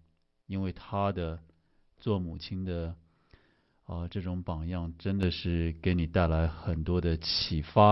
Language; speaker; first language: Chinese; native; Chinese